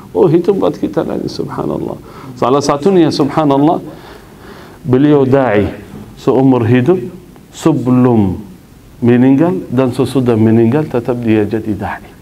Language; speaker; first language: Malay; non-native, fluent; Arabic